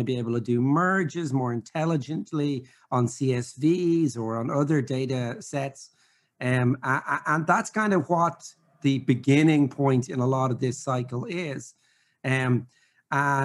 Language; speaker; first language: English; native; English